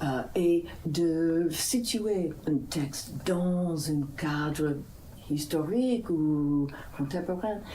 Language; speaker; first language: French; non-native, fluent; English